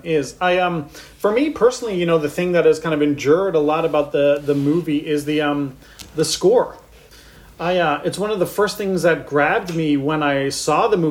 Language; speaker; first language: English; native; English